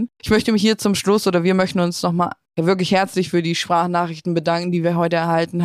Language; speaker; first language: German; native; German